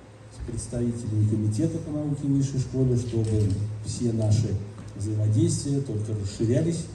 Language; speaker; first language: Russian; native; Russian